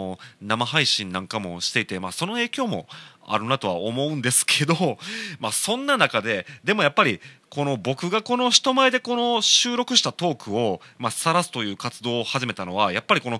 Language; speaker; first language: Japanese; native; Japanese